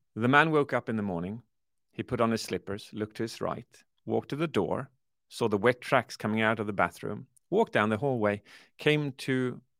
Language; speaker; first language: English; early bilingual, other home language; Swedish